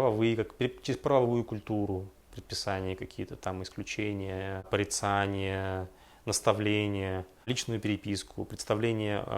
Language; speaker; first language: Russian; native; Russian